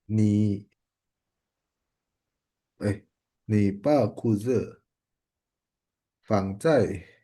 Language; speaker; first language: Chinese; non-native, learner; Indonesian